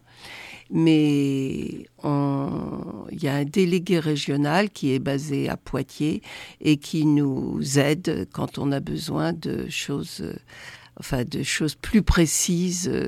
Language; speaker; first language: French; native; French